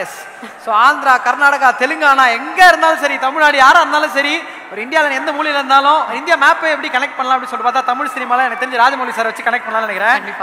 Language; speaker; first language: Tamil; native; Tamil